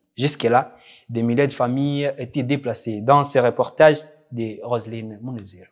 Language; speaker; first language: French; non-native, local second language; Rundi